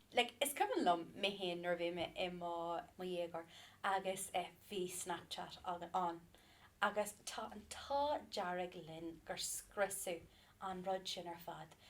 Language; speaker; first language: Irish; non-native, local second language; English